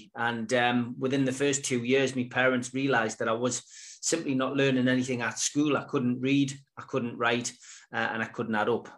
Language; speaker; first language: English; native; English